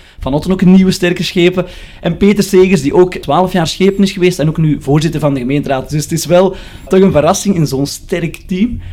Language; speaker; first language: Dutch; non-native, local second language; Arabic